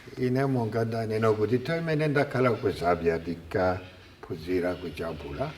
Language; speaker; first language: Nyanja; non-native, fluent; French